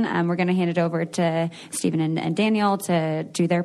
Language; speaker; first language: English; native; English